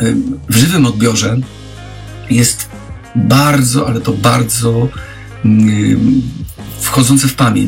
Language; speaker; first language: Polish; native; Polish